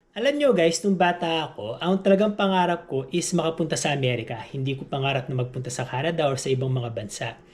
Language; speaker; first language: Filipino; native; Filipino